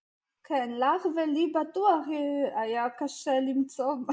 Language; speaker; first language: Hebrew; non-native, fluent; Russian